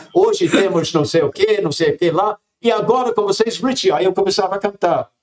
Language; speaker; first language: Portuguese; non-native, fluent; English